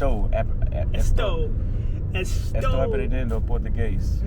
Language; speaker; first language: Portuguese; non-native, learner; English